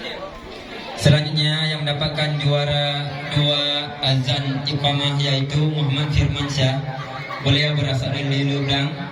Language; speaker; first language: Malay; non-native, local second language; Achinese